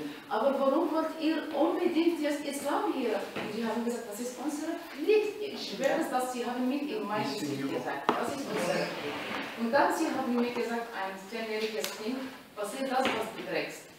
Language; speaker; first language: German; non-native, learner; Arabic